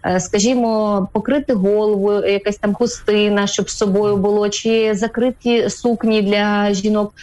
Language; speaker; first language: Ukrainian; native; Ukrainian